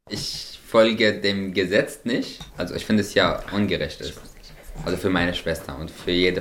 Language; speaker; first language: German; non-native, fluent; Arabic